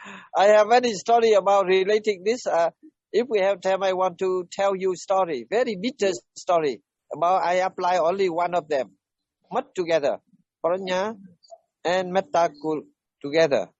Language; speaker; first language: English; non-native, learner; Vietnamese